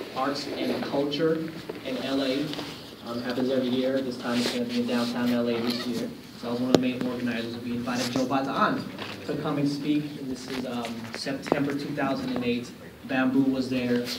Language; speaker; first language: English; native; English